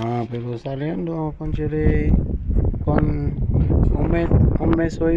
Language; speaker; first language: Spanish; non-native, learner; Haitian Creole